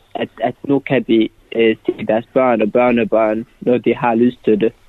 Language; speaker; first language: Danish; non-native, fluent; Arabic